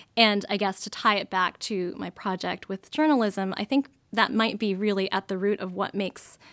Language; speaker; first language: English; native; English